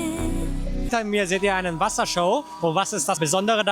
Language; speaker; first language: German; native; German